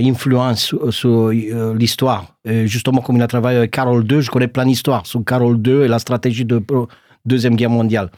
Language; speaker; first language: French; non-native, fluent; Romanian